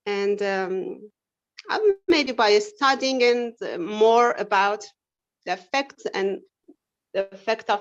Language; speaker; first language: English; non-native, learner; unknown